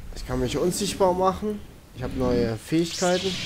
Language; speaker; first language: German; native; German